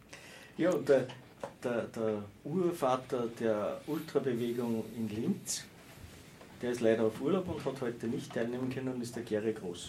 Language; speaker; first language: German; native; German